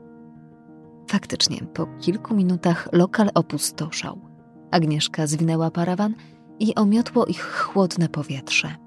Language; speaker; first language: Polish; native; Polish